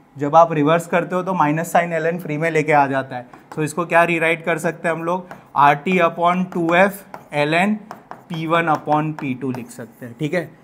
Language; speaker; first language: Hindi; non-native, local second language; Gujarati